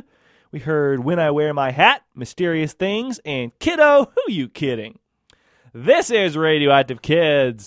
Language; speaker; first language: English; native; English